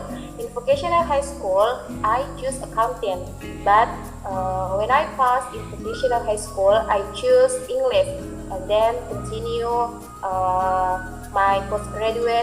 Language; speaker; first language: English; non-native, learner; Indonesian